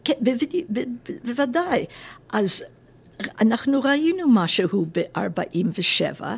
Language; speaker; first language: Hebrew; non-native, fluent; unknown